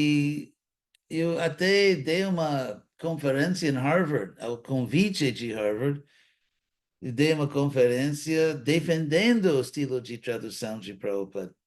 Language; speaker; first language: Portuguese; non-native, fluent; English